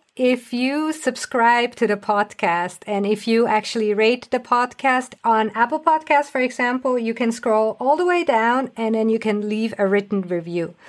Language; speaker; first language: English; non-native, fluent; German